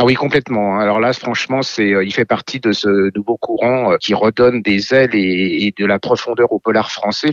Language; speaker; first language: French; native; French